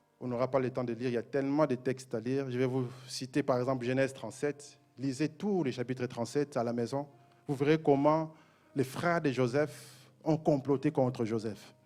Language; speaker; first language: French; non-native, local second language; Mossi